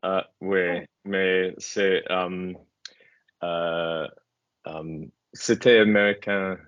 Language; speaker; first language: French; non-native, learner; English